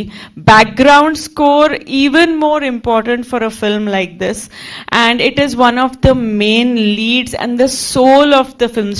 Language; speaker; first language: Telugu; non-native, fluent; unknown